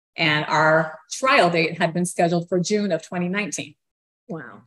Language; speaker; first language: English; early bilingual, other home language; Portuguese